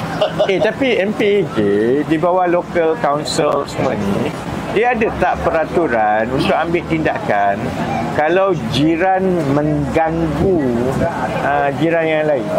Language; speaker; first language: Malay; native; Malay